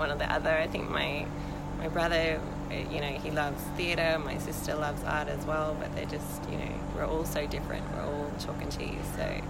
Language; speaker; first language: English; native; English